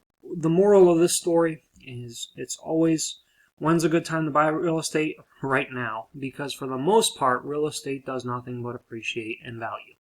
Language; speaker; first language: English; native; English